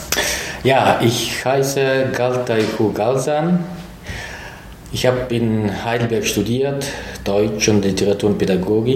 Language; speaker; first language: German; non-native, fluent; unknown